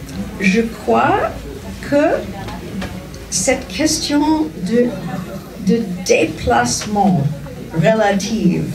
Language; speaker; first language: French; non-native, fluent; English